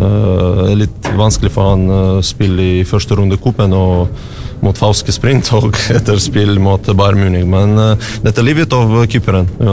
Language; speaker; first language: Norwegian; non-native, learner; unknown